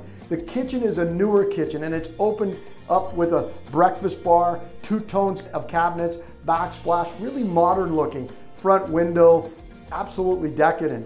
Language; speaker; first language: English; native; English